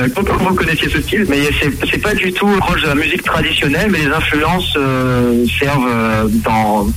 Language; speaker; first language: French; native; French